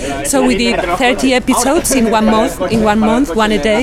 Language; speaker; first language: English; non-native, fluent; Spanish